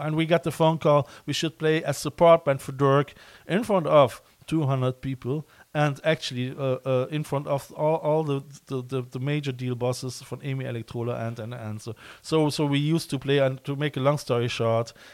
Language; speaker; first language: English; non-native, fluent; German